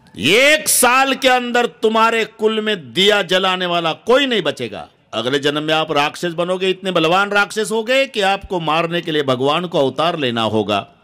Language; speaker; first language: Hindi; non-native, local second language; Marathi